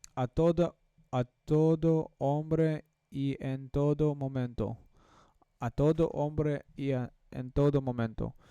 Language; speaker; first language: Spanish; non-native, learner; English